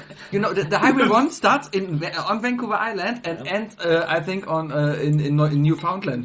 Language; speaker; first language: English; non-native, fluent; German